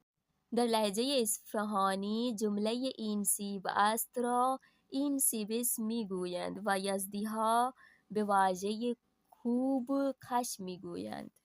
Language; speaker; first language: Persian; non-native, fluent; Urdu